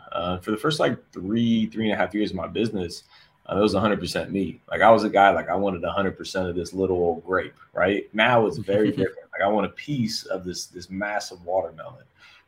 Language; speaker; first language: English; native; English